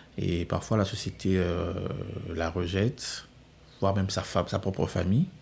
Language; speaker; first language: French; non-native, local second language; Lingala